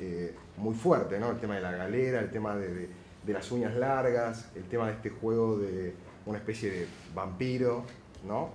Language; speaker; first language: Spanish; native; Spanish